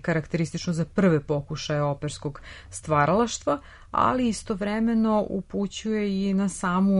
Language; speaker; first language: Serbian; native; Serbian